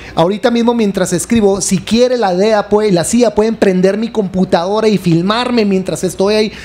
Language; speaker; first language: Spanish; native; Spanish